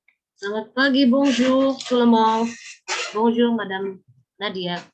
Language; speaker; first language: French; non-native, fluent; Indonesian